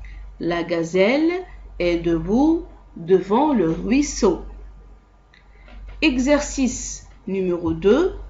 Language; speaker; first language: French; non-native, local second language; Arabic